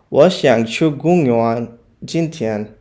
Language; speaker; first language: Chinese; non-native, learner; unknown